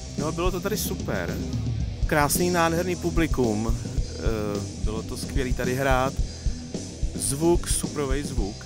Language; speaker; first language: Czech; native; Czech